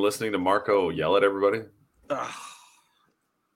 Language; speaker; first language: English; native; English